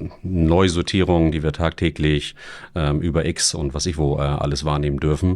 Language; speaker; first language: German; native; German